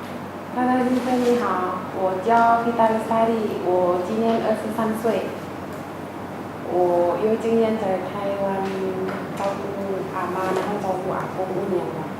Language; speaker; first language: Chinese; non-native, fluent; Indonesian